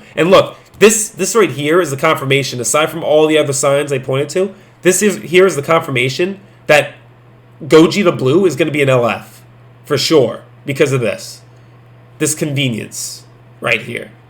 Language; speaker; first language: English; native; English